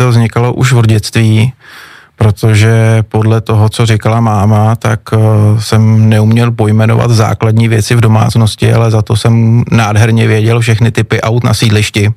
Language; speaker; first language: Czech; native; Czech